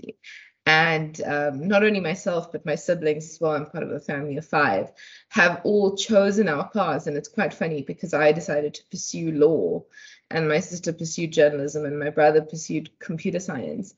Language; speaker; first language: English; native; English